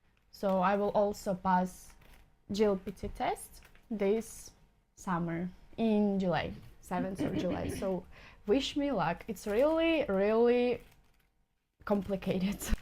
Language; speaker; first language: English; non-native, fluent; Russian